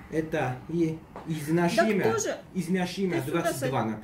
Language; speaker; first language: Russian; early bilingual, heritage; Turkish